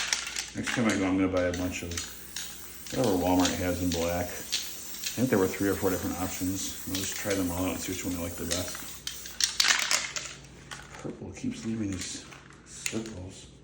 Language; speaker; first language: English; native; English